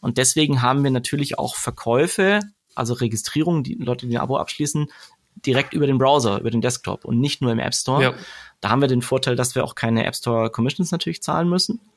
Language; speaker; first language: German; native; German